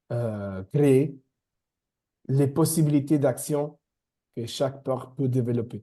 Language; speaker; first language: French; non-native, fluent; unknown